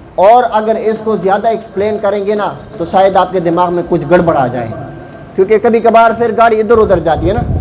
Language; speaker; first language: Urdu; non-native, local second language; Pashto